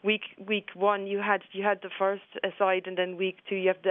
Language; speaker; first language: English; non-native, fluent; German